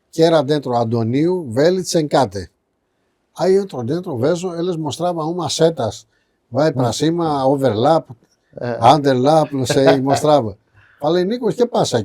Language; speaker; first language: Portuguese; non-native, fluent; Greek